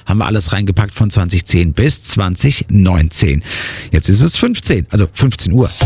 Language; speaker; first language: German; native; German